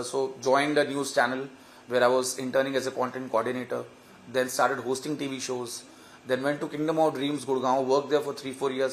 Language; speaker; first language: English; non-native, local second language; Hindi